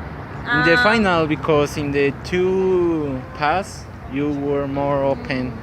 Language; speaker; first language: English; non-native, learner; Spanish